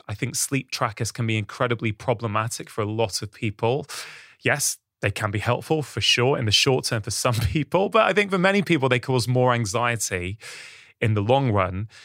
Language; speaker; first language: English; early bilingual, other home language; Hindi